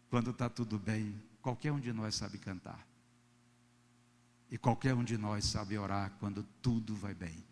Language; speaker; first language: Portuguese; native; Portuguese